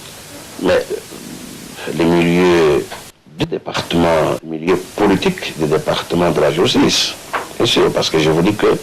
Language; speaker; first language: French; non-native, local second language; Luba-Lulua